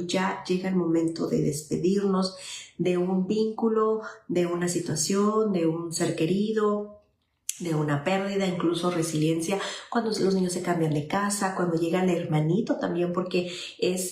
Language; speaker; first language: Spanish; native; Spanish